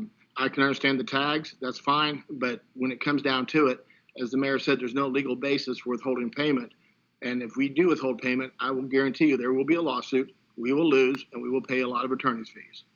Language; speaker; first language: English; native; English